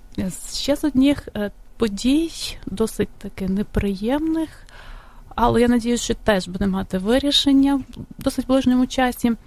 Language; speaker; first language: Ukrainian; native; Ukrainian